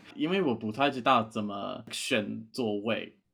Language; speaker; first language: Chinese; non-native, fluent; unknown